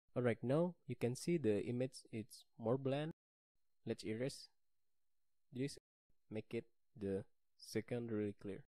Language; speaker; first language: English; non-native, learner; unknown